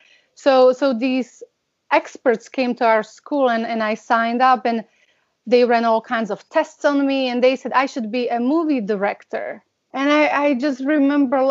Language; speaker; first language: English; non-native, fluent; Slovak